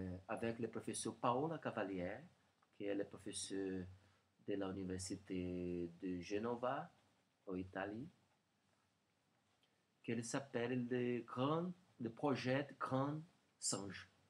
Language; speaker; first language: French; non-native, learner; Portuguese